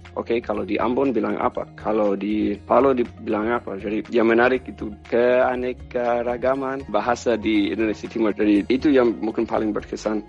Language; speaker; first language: Indonesian; non-native, fluent; English